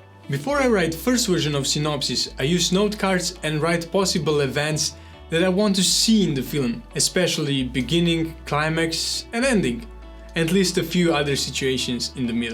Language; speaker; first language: English; non-native, fluent; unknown